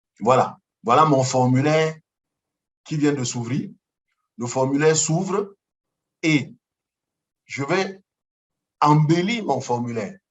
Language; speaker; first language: French; non-native, local second language; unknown